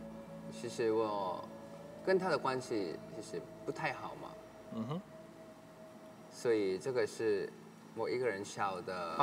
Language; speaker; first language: Chinese; non-native, learner; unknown